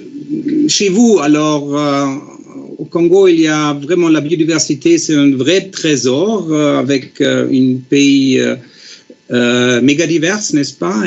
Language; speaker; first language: French; non-native, fluent; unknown